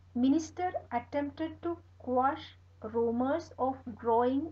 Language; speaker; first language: English; non-native, local second language; Malayalam